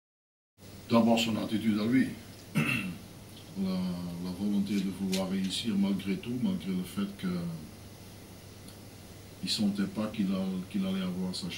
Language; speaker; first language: French; non-native, fluent; Dutch